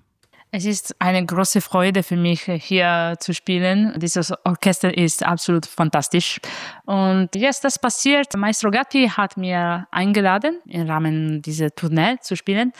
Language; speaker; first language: German; non-native, fluent; Italian